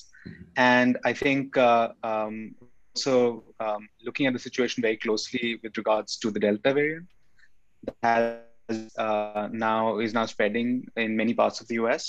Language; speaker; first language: English; non-native, local second language; Hindi